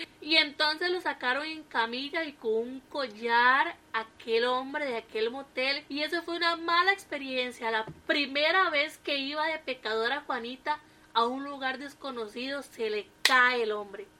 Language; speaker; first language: Spanish; native; Spanish